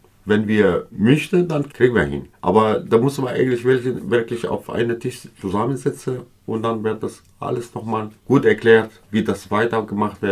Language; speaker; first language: German; non-native, fluent; Kurdish